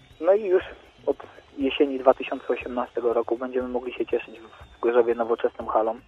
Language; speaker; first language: Polish; native; Polish